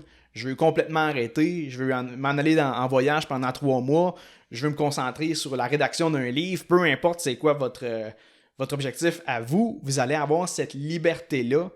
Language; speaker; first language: French; native; French